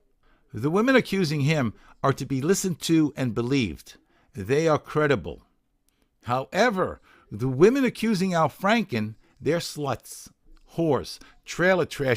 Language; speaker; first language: English; native; English